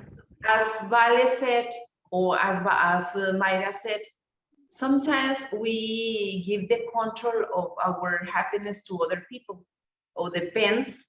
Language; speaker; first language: English; non-native, fluent; Spanish